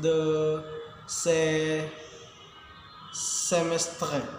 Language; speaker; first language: French; non-native, learner; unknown